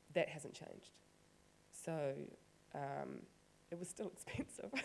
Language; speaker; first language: English; native; English